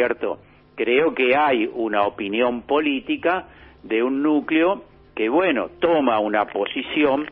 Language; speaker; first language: Spanish; native; Spanish